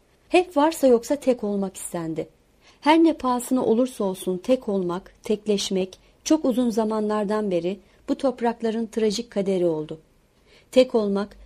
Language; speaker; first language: Turkish; non-native, local second language; Kurdish